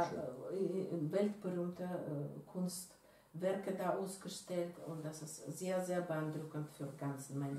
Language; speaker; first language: German; non-native, learner; Russian